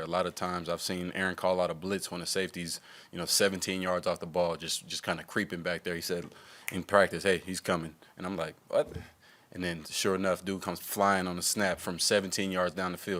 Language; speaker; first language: English; native; English